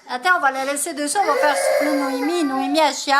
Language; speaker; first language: French; native; French